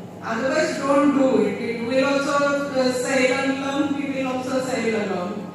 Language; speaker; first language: English; non-native, local second language; Telugu